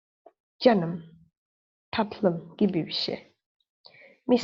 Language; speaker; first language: Turkish; non-native, learner; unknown